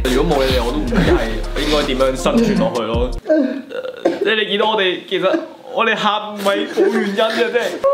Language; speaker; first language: Chinese; native; Chinese